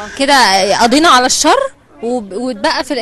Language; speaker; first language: Arabic; native; Arabic